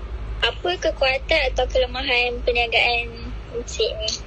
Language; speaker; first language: Malay; native; Malay